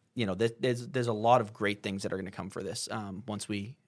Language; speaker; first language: English; native; English